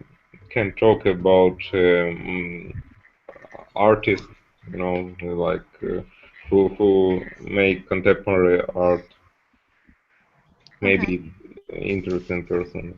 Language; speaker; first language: English; non-native, learner; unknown